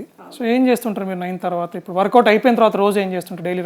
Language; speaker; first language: Telugu; native; Telugu